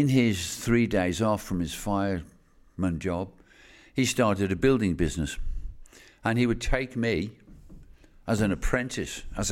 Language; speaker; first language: English; native; English